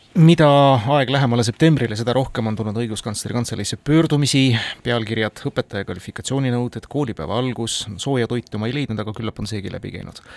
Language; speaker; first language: Estonian; native; Estonian